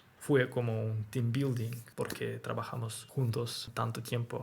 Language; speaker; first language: Spanish; non-native, learner; Russian